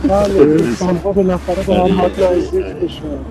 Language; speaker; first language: Persian; native; Persian